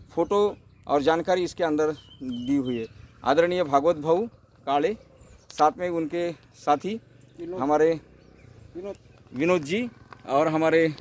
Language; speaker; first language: Hindi; non-native, local second language; Marathi